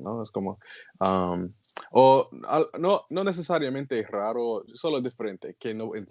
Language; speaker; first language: Spanish; non-native, learner; English